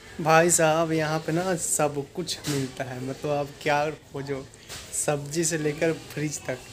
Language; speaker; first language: Hindi; native; Hindi